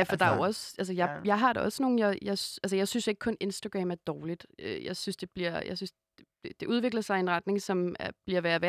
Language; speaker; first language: Danish; native; Danish